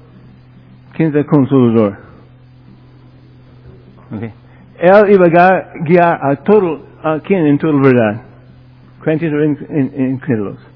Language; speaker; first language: Spanish; non-native, fluent; English